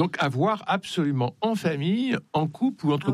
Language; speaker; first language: French; native; French